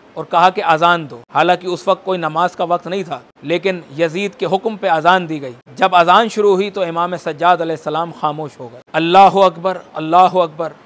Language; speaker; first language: Hindi; native; Hindi